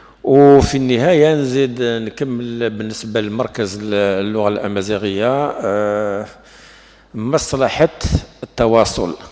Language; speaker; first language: Arabic; non-native, local second language; Kabyle